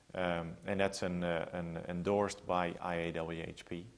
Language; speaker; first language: English; non-native, fluent; Dutch